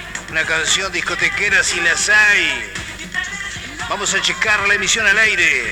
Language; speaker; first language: Spanish; native; Spanish